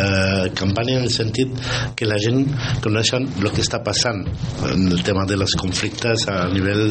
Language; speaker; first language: Catalan; non-native, fluent; Arabic